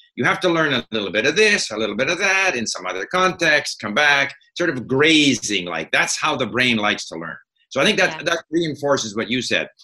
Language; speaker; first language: English; native; English